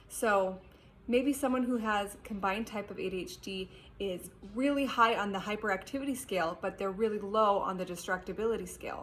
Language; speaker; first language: English; native; English